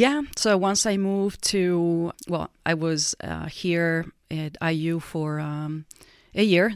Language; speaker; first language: English; non-native, fluent; Italian